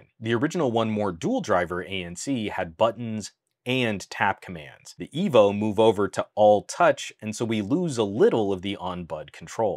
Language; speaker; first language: English; native; English